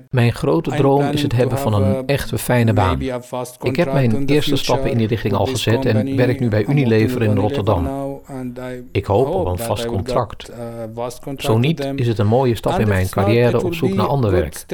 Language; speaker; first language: Dutch; non-native, fluent; Arabic